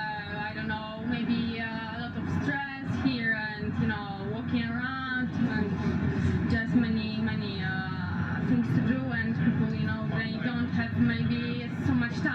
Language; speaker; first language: English; non-native, learner; Polish